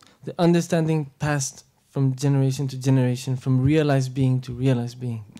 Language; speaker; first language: English; non-native, fluent; Spanish